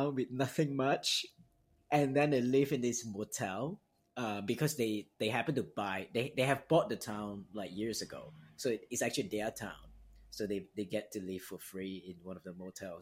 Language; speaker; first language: English; non-native, local second language; Cantonese